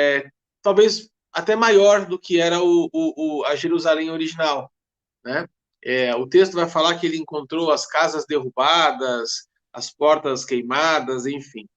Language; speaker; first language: Portuguese; native; Portuguese